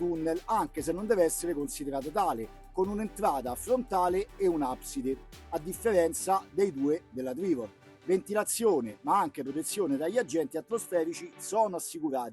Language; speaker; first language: Italian; native; Italian